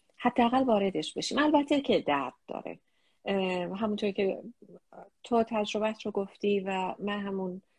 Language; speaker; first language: Persian; native; Persian